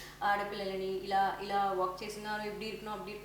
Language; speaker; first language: Telugu; non-native, learner; Tamil